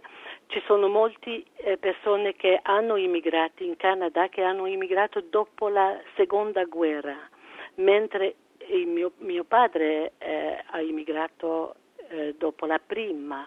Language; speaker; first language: Italian; early bilingual, heritage; French